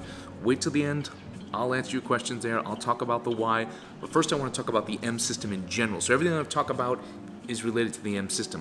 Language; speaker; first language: English; native; English